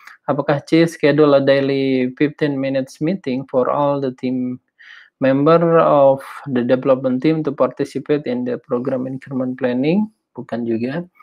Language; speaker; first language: English; non-native, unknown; Indonesian